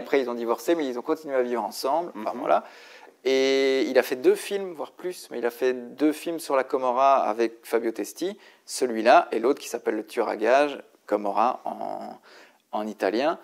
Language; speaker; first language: French; native; French